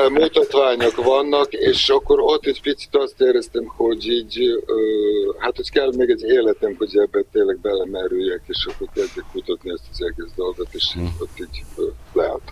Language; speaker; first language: Hungarian; non-native, fluent; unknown